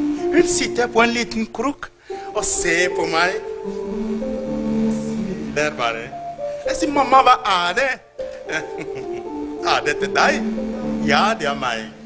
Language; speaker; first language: Norwegian; non-native, fluent; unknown